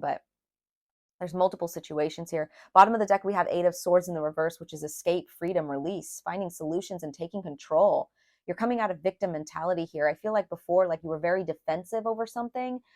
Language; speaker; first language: English; native; English